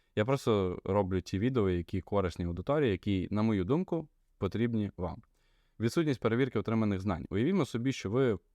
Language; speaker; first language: Ukrainian; non-native, local second language; Russian